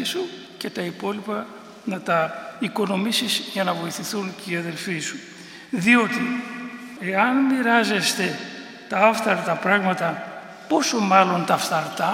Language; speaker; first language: Greek; native; Greek